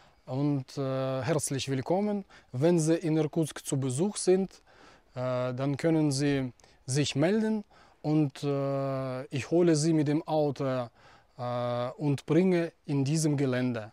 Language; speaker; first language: German; non-native, fluent; Russian